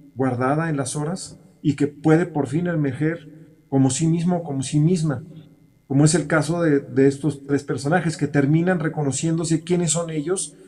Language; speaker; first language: Spanish; native; Spanish